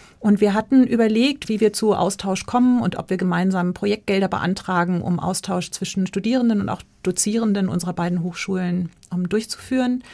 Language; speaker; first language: German; native; German